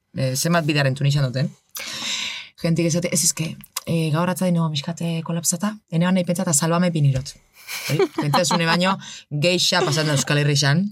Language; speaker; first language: Basque; native; Basque